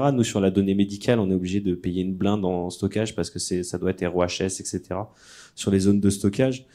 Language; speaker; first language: French; native; French